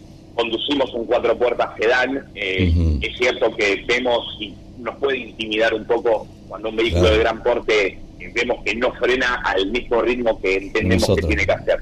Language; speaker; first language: Spanish; native; Spanish